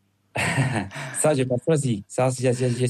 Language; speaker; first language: French; non-native, fluent; Spanish